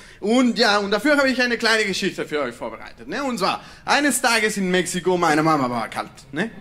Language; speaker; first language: German; non-native, fluent; Spanish